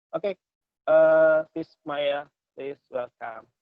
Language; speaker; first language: English; non-native, learner; Indonesian